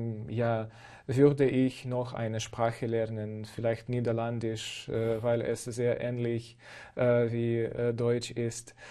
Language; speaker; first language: German; non-native, fluent; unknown